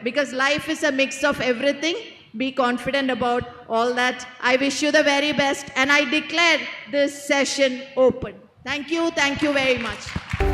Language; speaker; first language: English; non-native, local second language; Malayalam